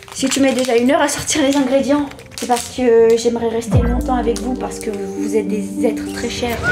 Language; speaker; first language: French; native; French